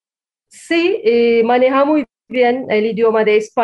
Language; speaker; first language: Spanish; non-native, fluent; Turkish